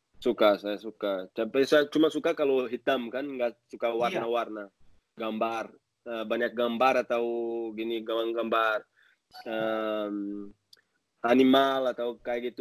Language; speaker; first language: Indonesian; non-native, learner; Portuguese